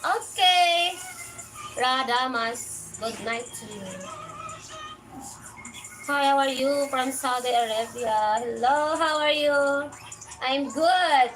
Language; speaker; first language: English; non-native, learner; Filipino